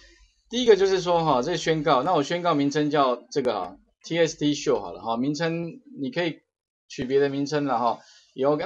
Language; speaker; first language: Chinese; native; Chinese